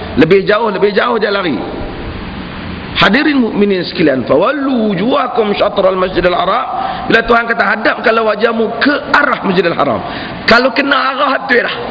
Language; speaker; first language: Malay; native; Malay